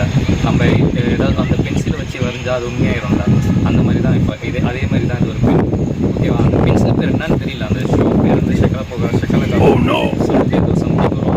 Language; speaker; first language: Tamil; native; Tamil